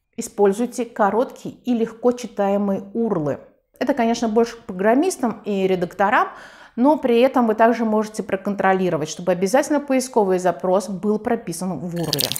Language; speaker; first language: Russian; non-native, local second language; Tajik